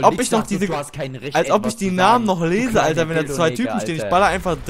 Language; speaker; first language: German; native; German